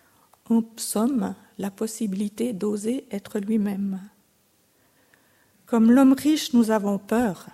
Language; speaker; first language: French; native; French